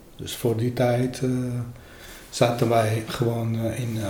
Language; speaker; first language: Dutch; non-native, learner; Armenian